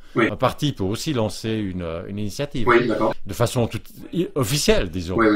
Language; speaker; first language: French; native; French